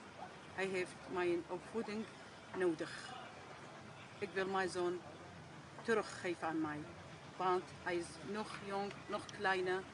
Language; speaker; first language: Dutch; non-native, learner; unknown